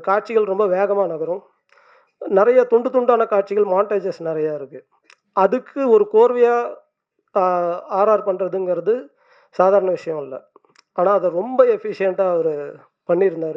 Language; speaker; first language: Tamil; native; Tamil